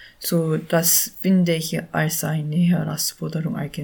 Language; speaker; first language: German; non-native, learner; Korean